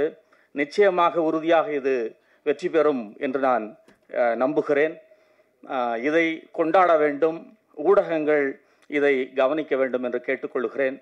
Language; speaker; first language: Tamil; native; Tamil